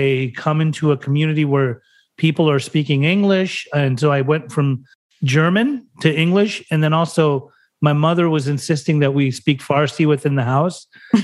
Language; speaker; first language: English; early bilingual, other home language; German